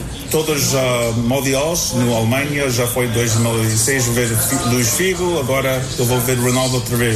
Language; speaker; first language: Portuguese; early bilingual, heritage; English